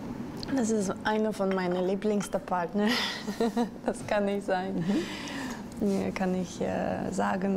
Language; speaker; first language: German; non-native, learner; Russian